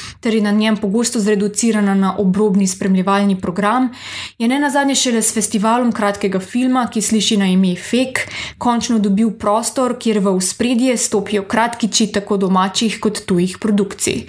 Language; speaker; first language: Slovenian; native; Slovenian